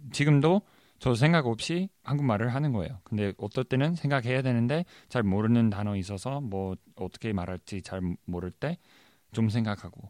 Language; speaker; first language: Korean; non-native, fluent; English